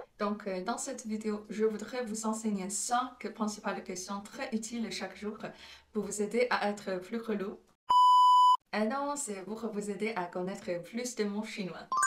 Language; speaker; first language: French; non-native, fluent; Chinese